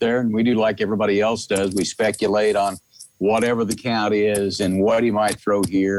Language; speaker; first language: English; native; English